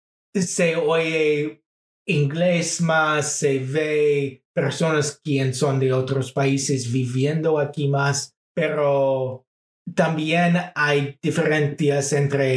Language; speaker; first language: Spanish; non-native, fluent; English